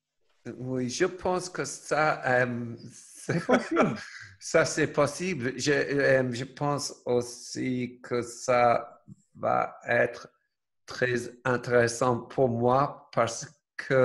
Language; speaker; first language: French; non-native, learner; English